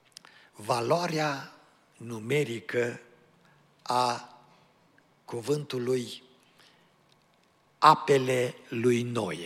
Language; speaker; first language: Romanian; native; Romanian